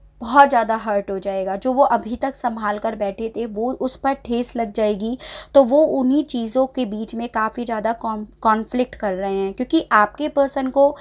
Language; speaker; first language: Hindi; native; Hindi